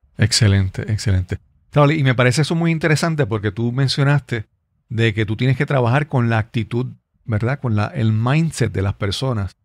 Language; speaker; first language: Spanish; native; Spanish